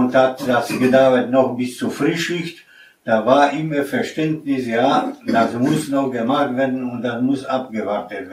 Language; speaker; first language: German; non-native, fluent; Polish